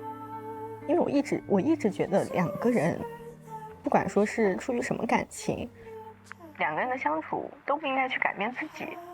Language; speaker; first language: Chinese; native; Chinese